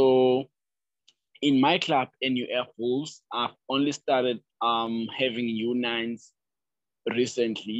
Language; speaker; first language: English; non-native, local second language; Zulu